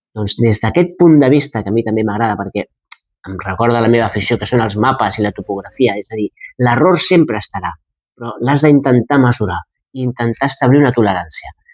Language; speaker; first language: Catalan; non-native, local second language; Spanish